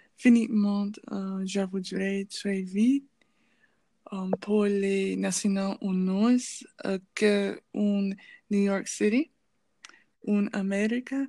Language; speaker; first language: French; non-native, learner; English